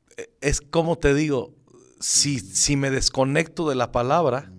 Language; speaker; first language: Spanish; native; Spanish